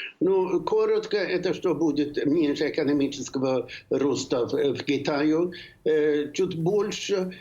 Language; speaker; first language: Russian; non-native, fluent; Swedish